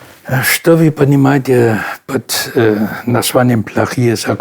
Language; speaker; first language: Russian; non-native, fluent; German